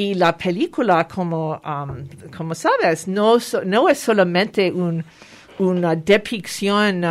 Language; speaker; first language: Spanish; non-native, fluent; French